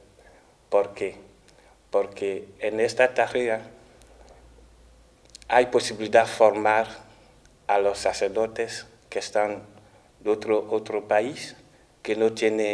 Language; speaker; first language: Spanish; non-native, fluent; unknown